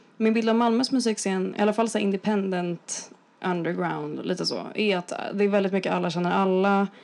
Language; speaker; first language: Swedish; native; Swedish